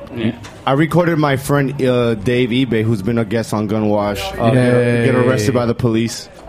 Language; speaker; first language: English; native; English